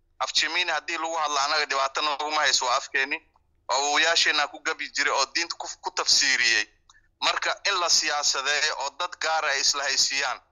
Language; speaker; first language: Somali; non-native, local second language; Swahili